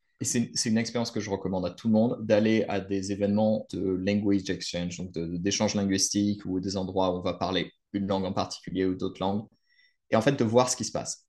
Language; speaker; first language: French; native; French